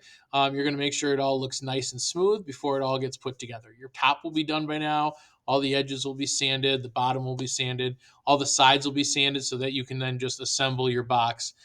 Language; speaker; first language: English; native; English